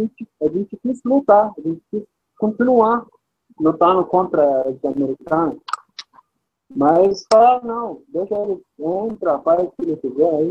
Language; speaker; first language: Portuguese; non-native, fluent; Arabic